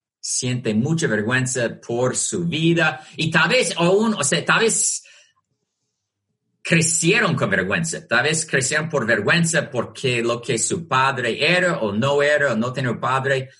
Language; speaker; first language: Spanish; non-native, fluent; English